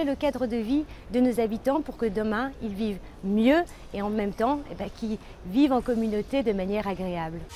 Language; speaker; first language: French; native; French